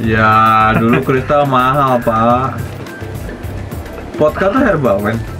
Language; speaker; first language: Indonesian; native; Indonesian